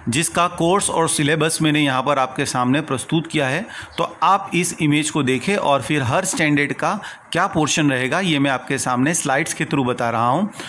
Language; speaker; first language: Hindi; non-native, local second language; Gujarati